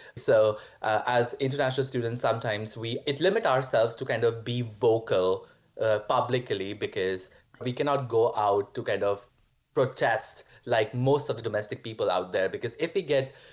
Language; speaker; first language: English; non-native, local second language; Hindi